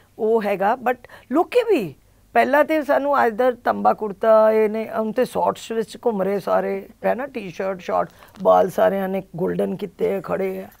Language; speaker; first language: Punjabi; early bilingual, heritage; Punjabi